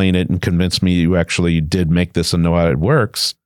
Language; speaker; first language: English; native; English